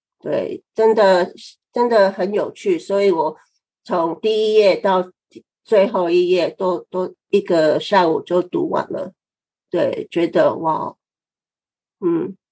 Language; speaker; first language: Chinese; non-native, fluent; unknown